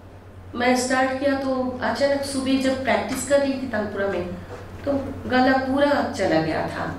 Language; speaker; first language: Hindi; non-native, local second language; Bangla